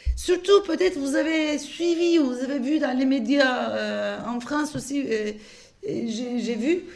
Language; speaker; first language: French; non-native, fluent; Turkish